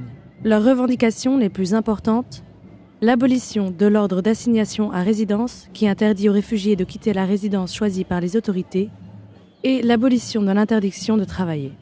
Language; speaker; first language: French; native; French